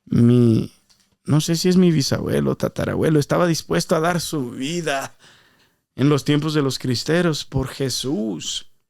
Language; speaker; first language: Spanish; native; Spanish